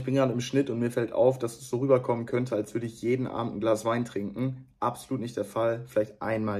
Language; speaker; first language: German; native; German